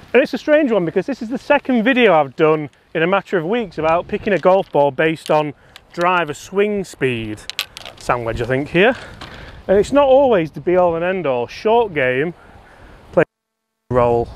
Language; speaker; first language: English; native; English